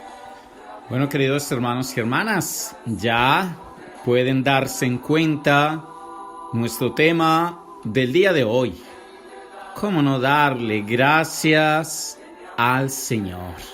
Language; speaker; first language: Spanish; native; Spanish